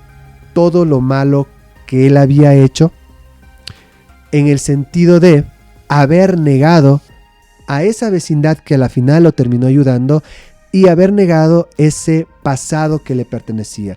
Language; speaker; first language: Spanish; native; Spanish